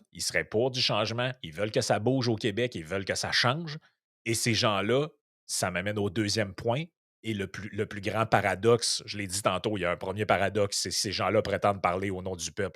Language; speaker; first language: French; native; French